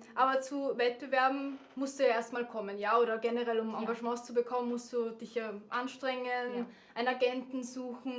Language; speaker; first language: German; native; German